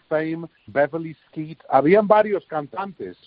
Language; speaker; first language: Spanish; early bilingual, heritage; English